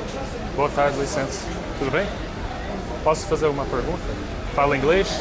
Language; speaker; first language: Portuguese; non-native, learner; English